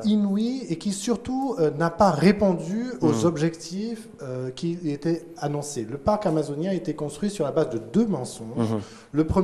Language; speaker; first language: French; native; French